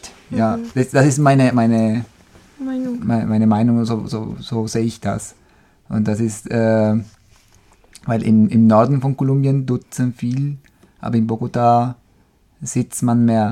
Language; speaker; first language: German; non-native, fluent; Spanish